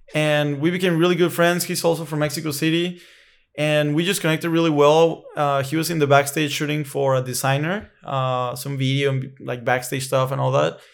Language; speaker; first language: English; non-native, fluent; Spanish